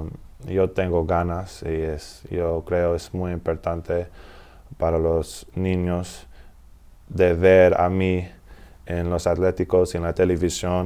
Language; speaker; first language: Spanish; non-native, learner; English